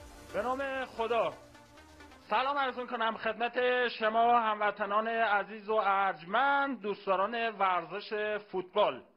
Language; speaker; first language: Persian; native; Persian